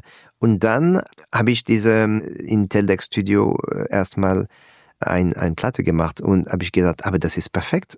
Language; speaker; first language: German; non-native, learner; French